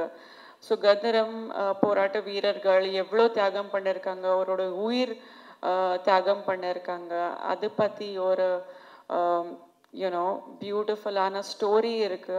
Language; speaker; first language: Tamil; non-native, fluent; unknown